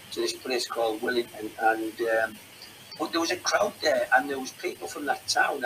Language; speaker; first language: English; native; English